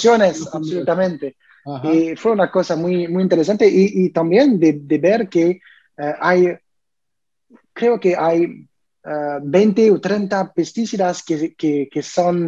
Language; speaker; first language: Spanish; non-native, learner; French